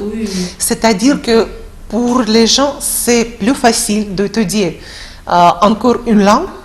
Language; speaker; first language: French; non-native, fluent; Russian